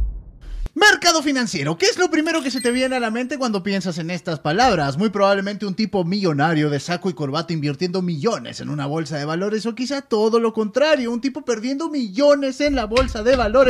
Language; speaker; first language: Spanish; native; Spanish